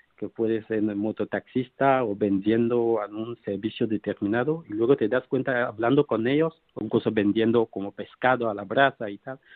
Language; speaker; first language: Spanish; non-native, fluent; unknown